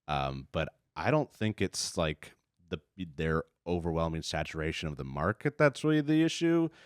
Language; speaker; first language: English; native; English